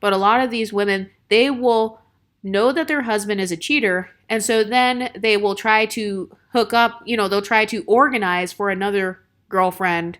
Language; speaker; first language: English; native; English